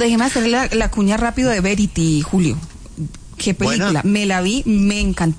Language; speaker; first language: Spanish; native; Spanish